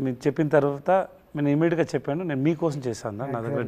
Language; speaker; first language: Telugu; non-native, learner; Tamil